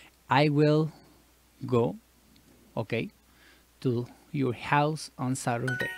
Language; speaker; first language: English; non-native, learner; Spanish